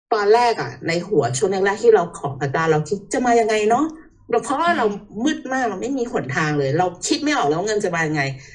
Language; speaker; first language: Thai; early bilingual, heritage; Thai